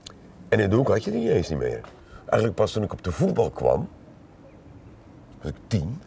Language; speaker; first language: Dutch; native; Dutch